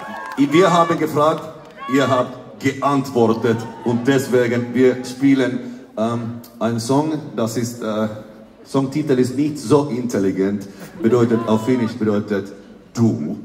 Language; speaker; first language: German; non-native, fluent; Finnish